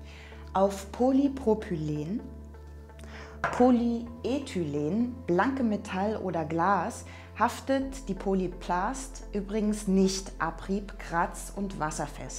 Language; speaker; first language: German; native; German